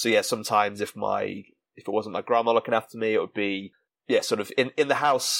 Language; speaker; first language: English; native; English